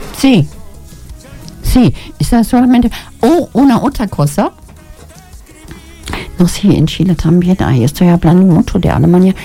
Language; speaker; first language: Spanish; non-native, learner; German